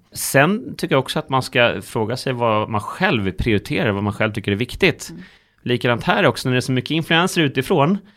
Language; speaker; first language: Swedish; native; Swedish